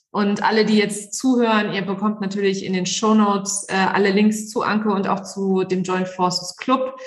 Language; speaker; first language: German; native; German